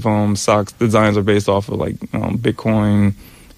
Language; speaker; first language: English; native; English